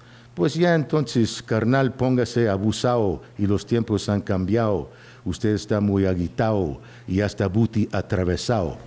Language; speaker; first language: Spanish; early bilingual, heritage; Spanish